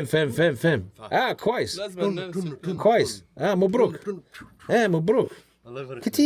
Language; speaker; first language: Arabic; non-native, learner; English